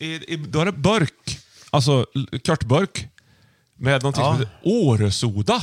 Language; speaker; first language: Swedish; native; Swedish